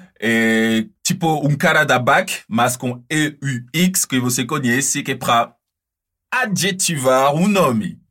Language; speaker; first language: Portuguese; non-native, fluent; French